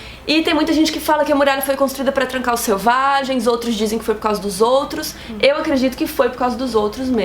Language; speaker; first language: Portuguese; native; Portuguese